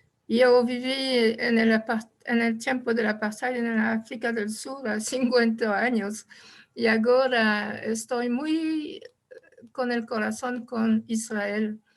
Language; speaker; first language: Spanish; non-native, fluent; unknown